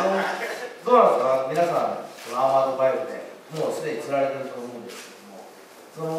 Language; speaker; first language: Japanese; native; Japanese